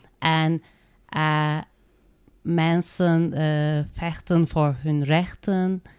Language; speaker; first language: Dutch; non-native, learner; Turkish